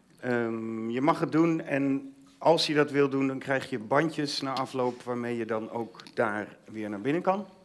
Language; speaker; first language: Dutch; native; Dutch